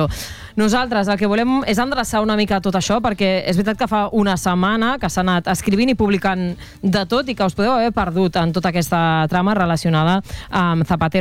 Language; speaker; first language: Catalan; native; Catalan